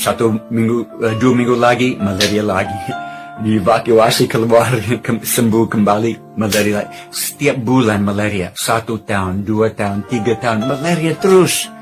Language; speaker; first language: Indonesian; non-native, fluent; English